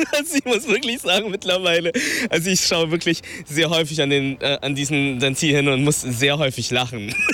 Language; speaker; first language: German; early bilingual, other home language; Vietnamese